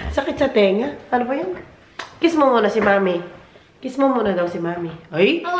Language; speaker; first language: Filipino; non-native, local second language; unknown